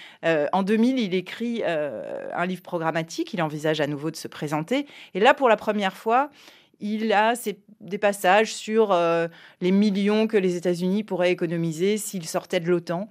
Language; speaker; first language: French; native; French